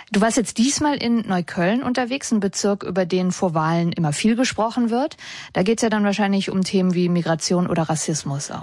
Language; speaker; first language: German; native; German